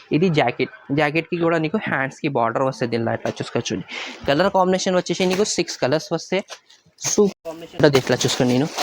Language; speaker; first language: Telugu; non-native, local second language; Urdu